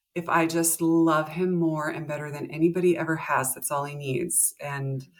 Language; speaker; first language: English; native; English